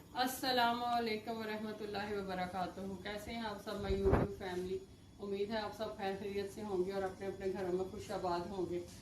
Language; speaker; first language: Urdu; native; Urdu